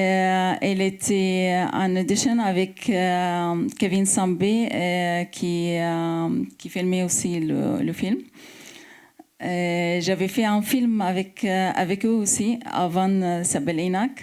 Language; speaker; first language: French; non-native, fluent; Arabic